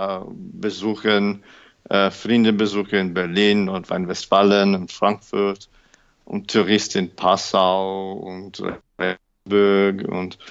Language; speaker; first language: German; non-native, learner; English